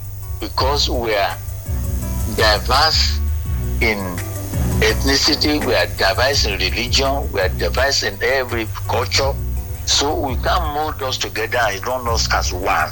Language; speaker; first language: English; non-native, local second language; Yoruba